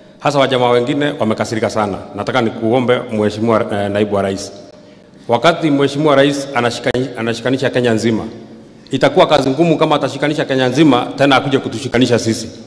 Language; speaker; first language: Swahili; non-native, local second language; Kikuyu